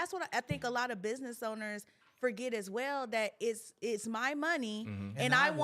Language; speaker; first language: English; native; English